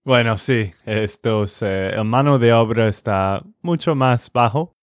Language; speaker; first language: Spanish; non-native, fluent; English